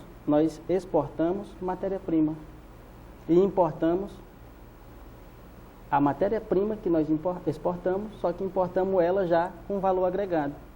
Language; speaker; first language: Portuguese; native; Portuguese